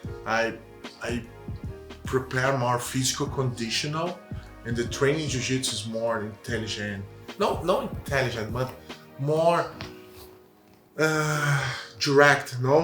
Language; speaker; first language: English; non-native, learner; Portuguese